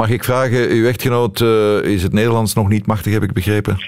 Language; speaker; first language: Dutch; native; Dutch